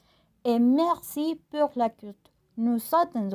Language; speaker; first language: French; non-native, learner; Spanish